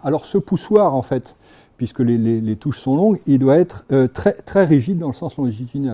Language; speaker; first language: French; native; French